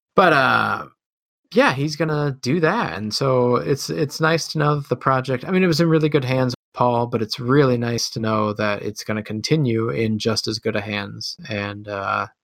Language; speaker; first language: English; native; English